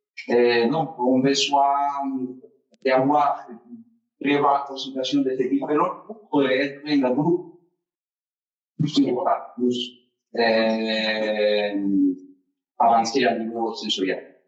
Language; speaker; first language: French; non-native, fluent; Spanish